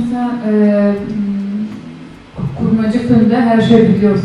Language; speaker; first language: Turkish; non-native, fluent; Persian